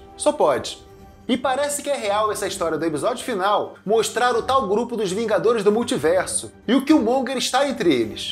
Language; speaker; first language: Portuguese; native; Portuguese